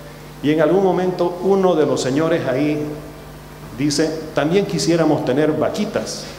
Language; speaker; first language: Spanish; native; Spanish